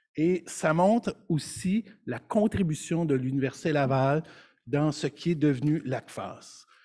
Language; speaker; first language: French; native; French